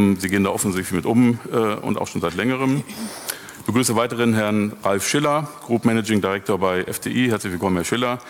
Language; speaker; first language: German; native; German